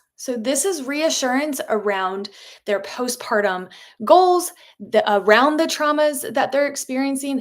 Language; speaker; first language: English; native; English